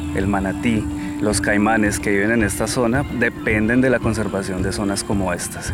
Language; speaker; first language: Spanish; native; Spanish